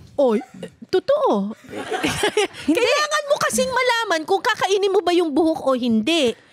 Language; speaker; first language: Filipino; native; Filipino